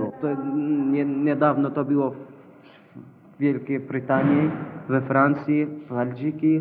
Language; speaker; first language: Polish; non-native, learner; Arabic